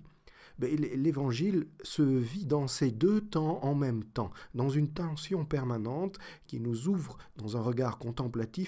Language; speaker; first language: French; native; French